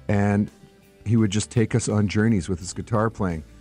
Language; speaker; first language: English; native; English